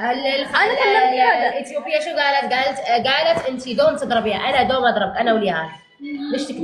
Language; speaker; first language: Arabic; non-native, local second language; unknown